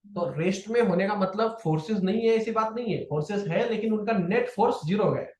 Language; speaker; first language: Hindi; non-native, local second language; Marathi